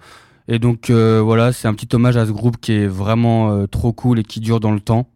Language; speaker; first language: French; native; French